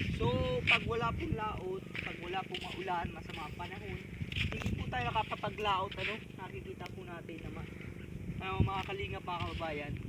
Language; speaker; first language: Filipino; non-native, local second language; Bikol